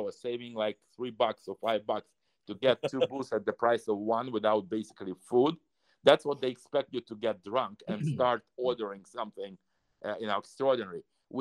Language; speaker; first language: English; non-native, fluent; Russian